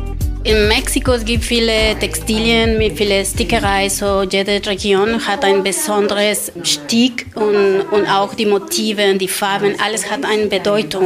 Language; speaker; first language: German; non-native, learner; Spanish